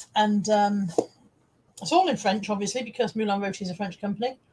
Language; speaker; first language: English; native; English